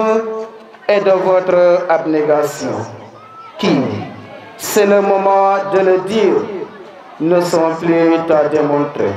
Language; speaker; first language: French; non-native, local second language; Serer